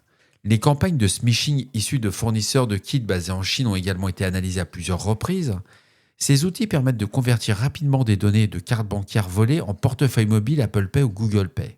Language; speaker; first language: French; native; French